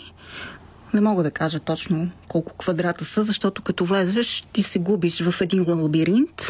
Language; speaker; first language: Bulgarian; native; Bulgarian